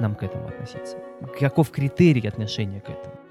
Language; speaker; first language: Russian; native; Russian